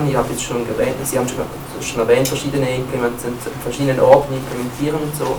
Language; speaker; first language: German; native; German